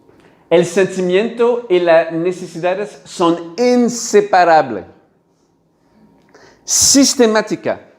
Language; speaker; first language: Spanish; non-native, learner; French